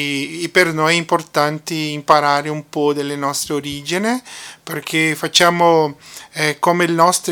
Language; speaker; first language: Italian; non-native, fluent; Portuguese